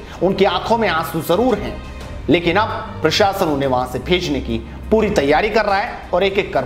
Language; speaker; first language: Hindi; native; Hindi